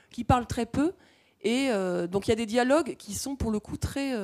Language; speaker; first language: French; native; French